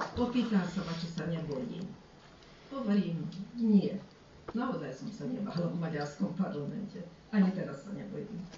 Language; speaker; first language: Slovak; early bilingual, heritage; Slovak